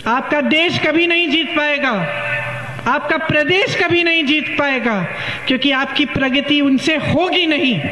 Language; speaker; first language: Hindi; native; Hindi